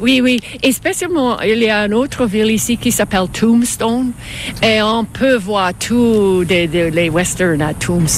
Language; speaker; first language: French; non-native, fluent; English